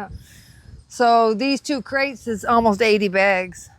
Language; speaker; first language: English; native; English